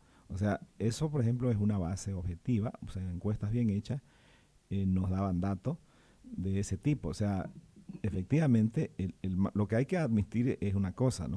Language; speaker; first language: Spanish; native; Spanish